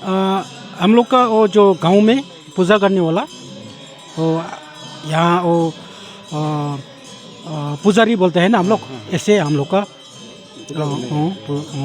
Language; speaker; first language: Hindi; non-native, learner; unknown